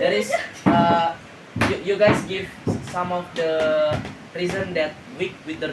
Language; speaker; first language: English; non-native, learner; Indonesian